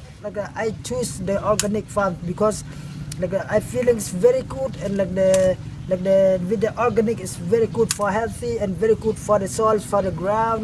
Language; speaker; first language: English; non-native, learner; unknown